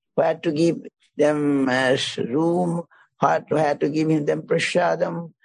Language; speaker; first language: English; non-native, local second language; Bangla